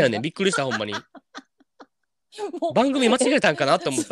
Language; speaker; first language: Japanese; native; Japanese